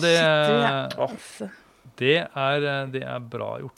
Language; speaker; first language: Norwegian; native; Norwegian